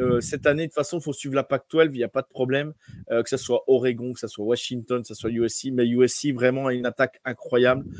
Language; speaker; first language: French; native; French